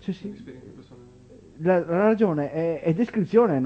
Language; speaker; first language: Italian; native; Italian